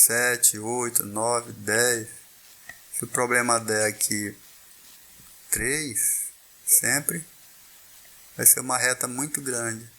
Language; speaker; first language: Portuguese; native; Portuguese